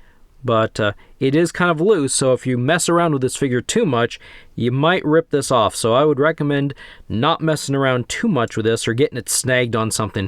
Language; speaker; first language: English; native; English